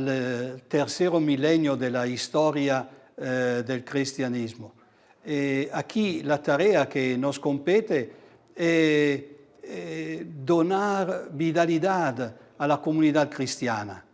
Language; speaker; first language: Spanish; non-native, fluent; Italian